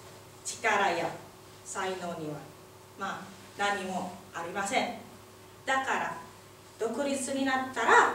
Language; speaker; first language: Japanese; non-native, learner; Indonesian